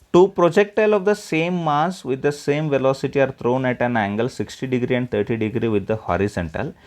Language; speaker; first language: English; non-native, local second language; Kannada